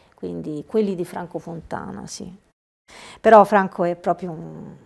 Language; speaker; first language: Italian; native; Italian